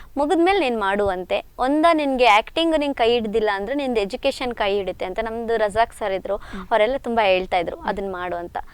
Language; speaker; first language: Kannada; native; Kannada